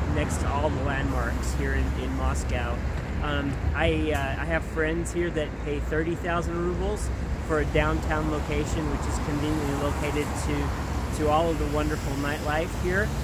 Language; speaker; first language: English; native; English